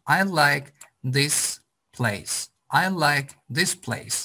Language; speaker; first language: English; non-native, fluent; Azerbaijani